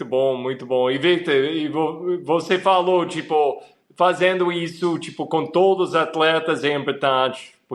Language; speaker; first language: Portuguese; non-native, fluent; English